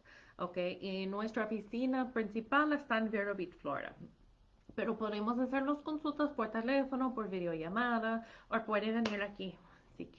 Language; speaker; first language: Spanish; non-native, fluent; English